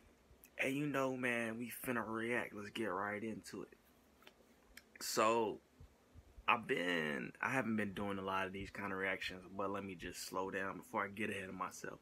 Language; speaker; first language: English; native; English